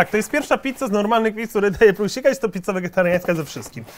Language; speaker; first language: Polish; native; Polish